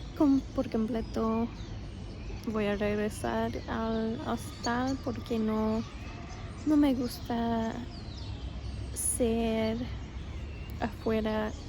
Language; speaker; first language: Spanish; non-native, fluent; English